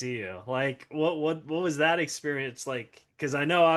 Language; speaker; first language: English; native; English